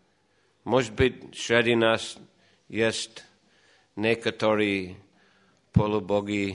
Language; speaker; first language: Russian; non-native, fluent; English